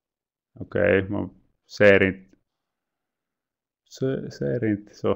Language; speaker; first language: Swedish; non-native, local second language; Finnish